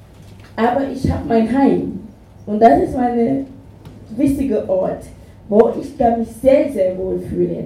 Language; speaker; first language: German; non-native, fluent; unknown